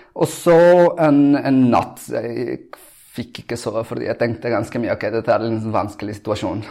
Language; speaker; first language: Norwegian; non-native, fluent; Spanish